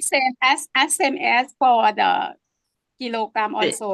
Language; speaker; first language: English; non-native, learner; Thai